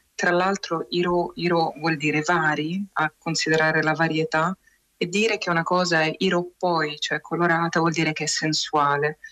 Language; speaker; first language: Italian; native; Italian